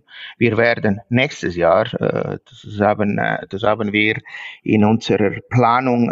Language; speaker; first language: German; non-native, fluent; Italian